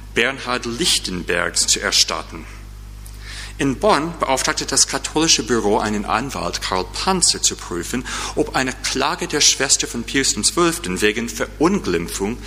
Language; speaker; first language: German; non-native, fluent; English